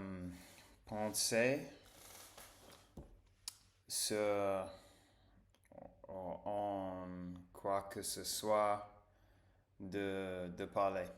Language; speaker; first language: French; non-native, learner; English